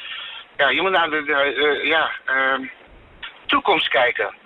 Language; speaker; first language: Dutch; non-native, fluent; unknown